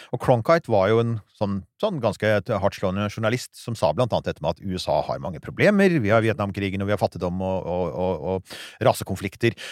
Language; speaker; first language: Norwegian; early bilingual, other home language; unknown